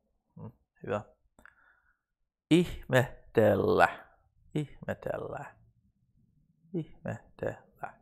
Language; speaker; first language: Finnish; non-native, learner; English